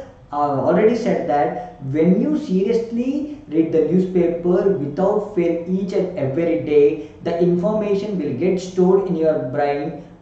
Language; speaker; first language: English; non-native, local second language; Kannada